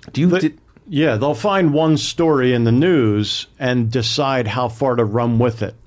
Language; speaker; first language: English; native; English